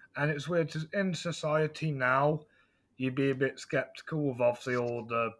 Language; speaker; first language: English; native; English